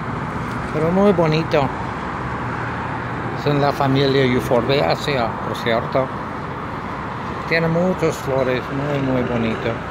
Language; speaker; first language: Spanish; non-native, learner; English